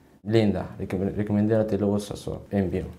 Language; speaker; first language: Swedish; non-native, learner; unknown